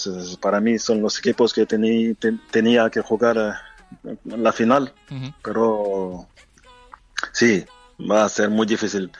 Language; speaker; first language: Spanish; non-native, fluent; French